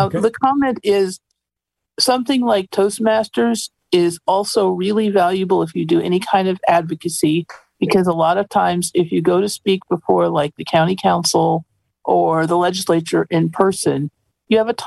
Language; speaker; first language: English; native; English